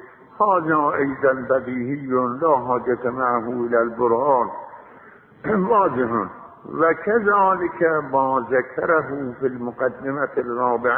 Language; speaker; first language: Arabic; non-native, fluent; Azerbaijani